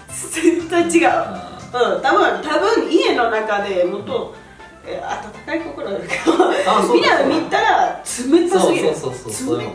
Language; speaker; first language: Japanese; non-native, learner; Spanish